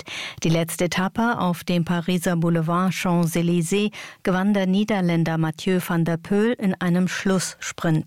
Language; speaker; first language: German; native; German